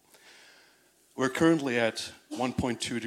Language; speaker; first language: English; non-native, fluent; German